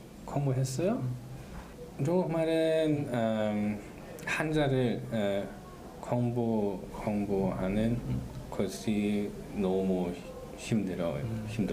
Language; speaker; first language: Korean; non-native, learner; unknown